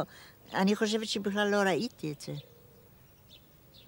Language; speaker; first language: Hebrew; non-native, fluent; German